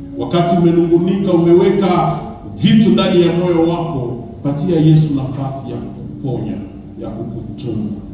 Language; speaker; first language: Swahili; native; Swahili